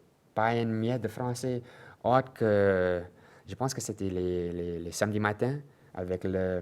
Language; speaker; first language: French; non-native, local second language; English